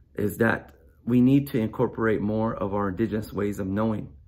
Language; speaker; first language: English; native; English